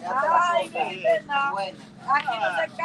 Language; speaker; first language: Spanish; native; Spanish